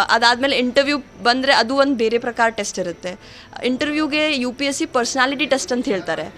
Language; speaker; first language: Kannada; native; Kannada